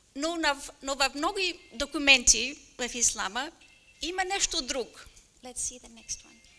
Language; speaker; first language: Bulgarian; non-native, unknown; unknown